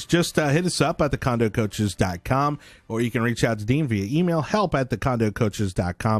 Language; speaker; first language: English; native; English